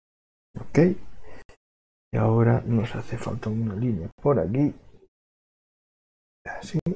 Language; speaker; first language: Spanish; non-native, local second language; Catalan